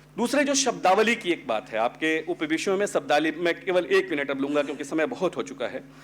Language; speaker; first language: Hindi; native; Hindi